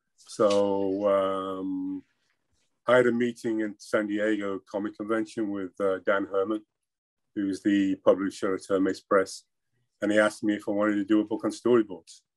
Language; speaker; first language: English; native; English